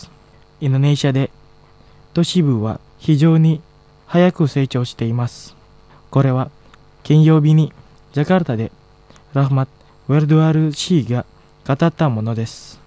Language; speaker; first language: Japanese; non-native, fluent; Indonesian